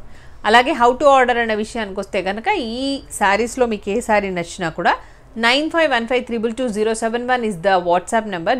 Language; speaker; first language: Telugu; native; Telugu